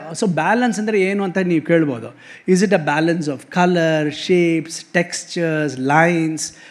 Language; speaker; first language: English; non-native, local second language; Kannada